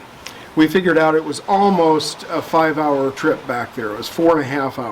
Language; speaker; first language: English; native; English